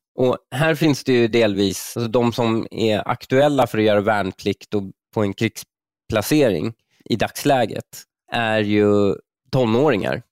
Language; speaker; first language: Swedish; early bilingual, other home language; Persian